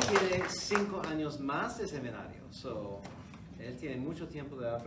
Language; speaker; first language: Spanish; non-native, fluent; English